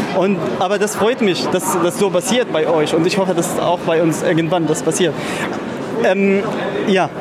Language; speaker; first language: German; non-native, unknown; Arabic